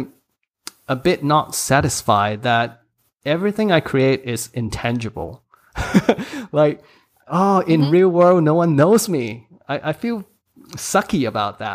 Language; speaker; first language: English; non-native, local second language; Cantonese